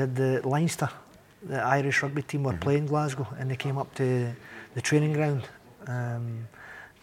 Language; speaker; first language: English; native; English